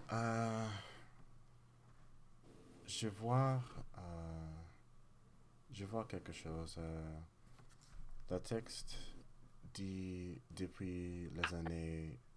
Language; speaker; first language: French; non-native, learner; English